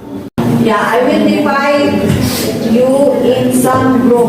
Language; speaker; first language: English; non-native, learner; Indonesian